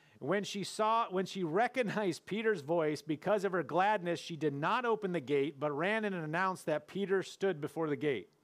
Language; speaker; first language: English; native; English